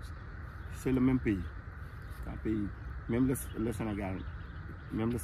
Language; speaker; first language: French; non-native, local second language; Wolof